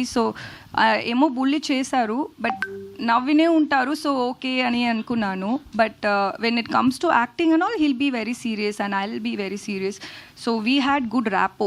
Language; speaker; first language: Telugu; non-native, learner; Tamil